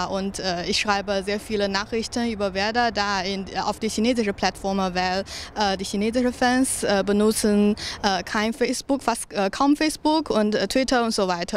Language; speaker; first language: German; non-native, learner; Chinese